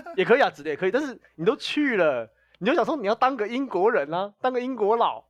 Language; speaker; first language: Chinese; native; Chinese